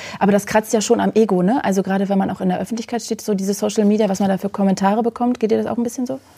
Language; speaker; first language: German; native; German